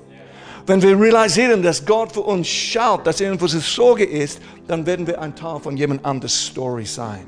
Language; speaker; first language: German; non-native, fluent; English